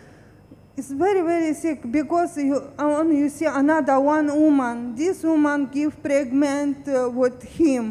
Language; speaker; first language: English; non-native, learner; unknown